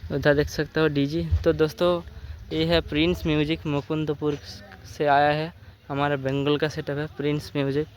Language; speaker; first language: Hindi; non-native, local second language; Bangla